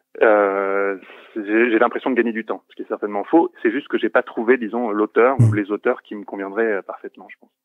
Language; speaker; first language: French; native; French